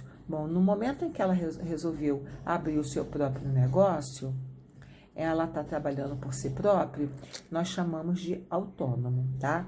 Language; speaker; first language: Portuguese; native; Portuguese